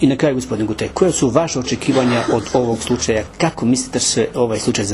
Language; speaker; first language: Serbian; native; Serbian